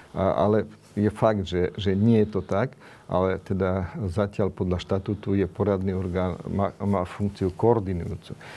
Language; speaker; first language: Slovak; non-native, local second language; Romany